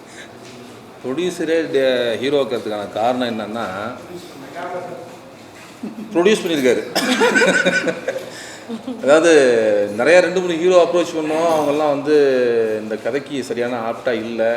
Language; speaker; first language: Tamil; native; Tamil